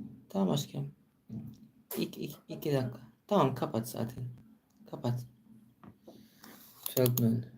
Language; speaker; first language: Turkish; non-native, learner; Filipino